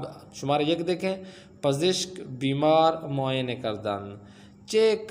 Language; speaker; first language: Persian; non-native, fluent; Urdu